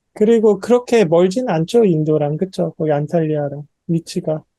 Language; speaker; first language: Korean; native; Korean